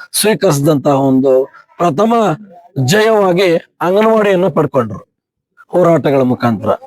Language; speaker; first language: Kannada; native; Kannada